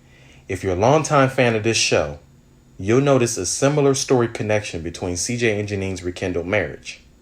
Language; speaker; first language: English; native; English